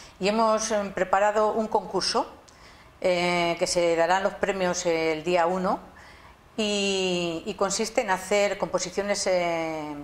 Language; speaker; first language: Spanish; native; Spanish